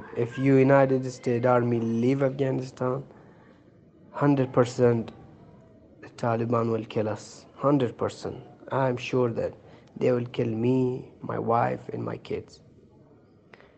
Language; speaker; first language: English; non-native, learner; Persian